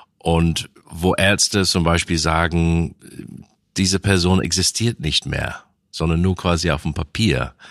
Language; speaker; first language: German; non-native, fluent; English